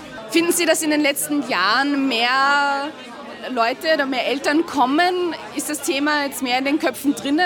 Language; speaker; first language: German; native; German